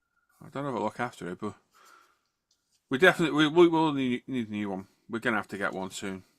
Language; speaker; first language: English; native; English